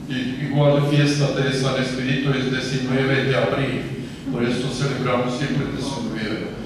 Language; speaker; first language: Spanish; non-native, fluent; Croatian